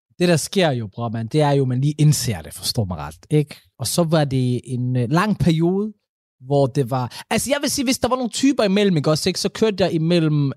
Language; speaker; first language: Danish; early bilingual, other home language; Somali